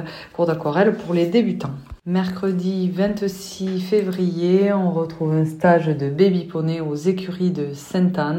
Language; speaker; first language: French; native; French